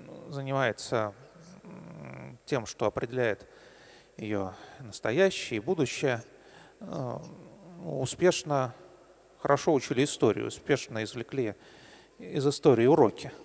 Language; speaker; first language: Russian; native; Russian